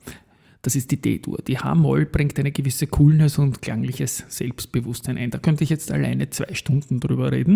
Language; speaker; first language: German; native; German